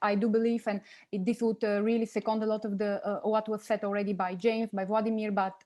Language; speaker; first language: English; non-native, fluent; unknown